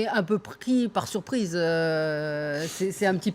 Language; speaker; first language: French; native; French